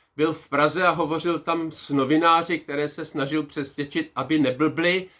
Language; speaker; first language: Czech; native; Czech